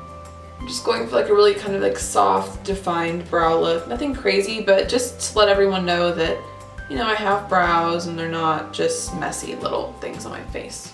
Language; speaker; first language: English; native; English